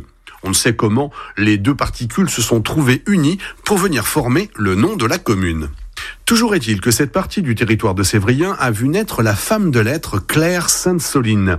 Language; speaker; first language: French; native; French